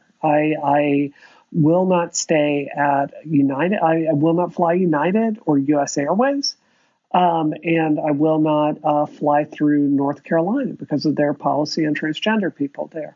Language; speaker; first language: English; native; English